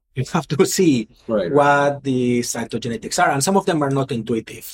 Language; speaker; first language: English; non-native, fluent; Spanish